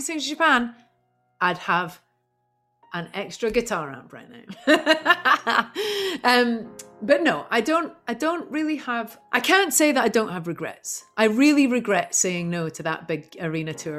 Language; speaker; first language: English; native; English